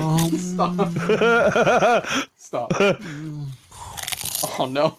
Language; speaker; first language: English; native; English